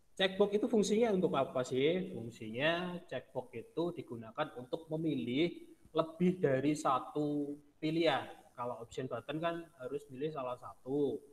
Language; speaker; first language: Indonesian; non-native, local second language; Javanese